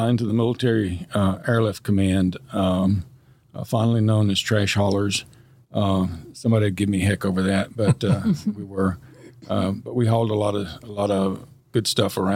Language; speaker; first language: English; native; English